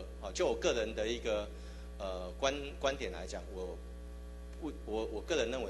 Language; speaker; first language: Chinese; native; Chinese